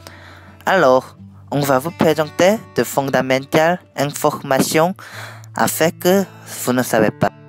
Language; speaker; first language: French; non-native, learner; Korean